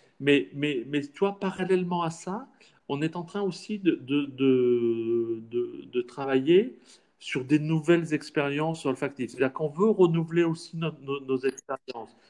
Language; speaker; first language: French; native; French